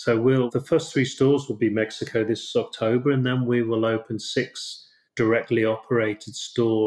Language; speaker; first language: English; native; English